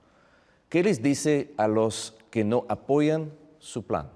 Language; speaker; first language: Spanish; non-native, fluent; English